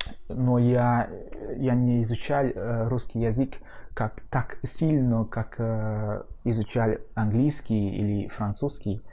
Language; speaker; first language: Russian; non-native, learner; Mongolian